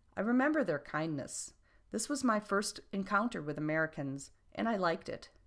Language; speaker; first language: English; non-native, fluent; French